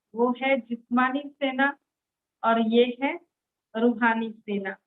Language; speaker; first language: Hindi; non-native, local second language; Marathi